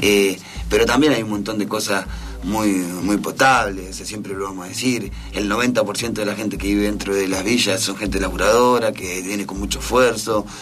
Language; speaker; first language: Spanish; native; Spanish